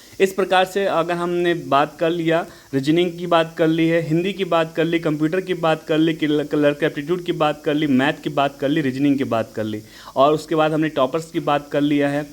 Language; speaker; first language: Hindi; native; Hindi